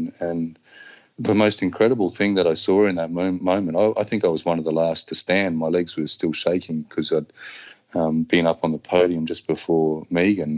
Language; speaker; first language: English; native; English